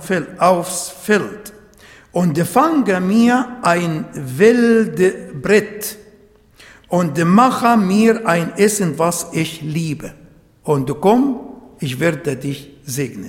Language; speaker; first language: German; non-native, learner; Arabic